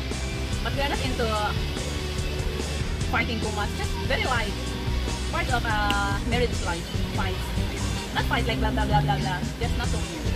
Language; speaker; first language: English; non-native, learner; Filipino